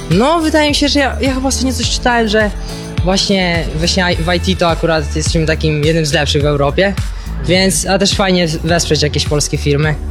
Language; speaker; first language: Polish; native; Polish